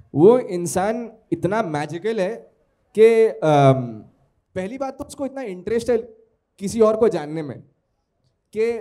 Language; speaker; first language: Hindi; non-native, local second language; Telugu